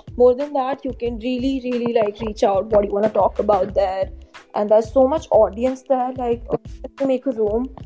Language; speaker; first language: English; non-native, local second language; Hindi